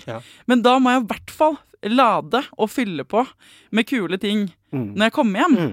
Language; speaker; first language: Norwegian; native; Norwegian